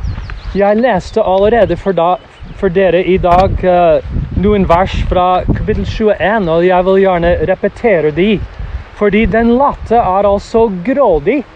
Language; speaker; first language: Norwegian; non-native, fluent; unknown